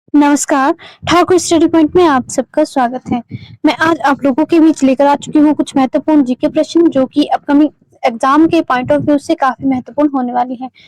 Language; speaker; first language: Hindi; native; Hindi